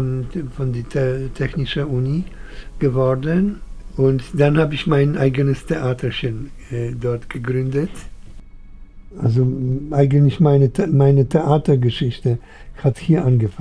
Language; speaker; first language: German; non-native, fluent; Polish